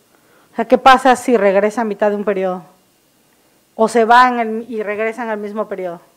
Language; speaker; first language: Spanish; native; Spanish